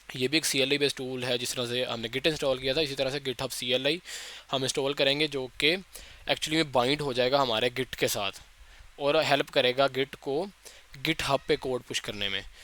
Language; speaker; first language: Urdu; native; Urdu